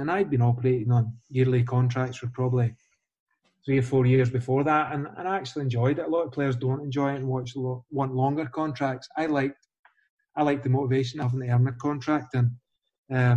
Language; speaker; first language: English; native; English